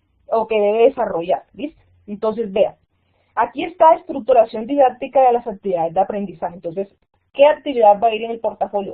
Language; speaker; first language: Spanish; native; Spanish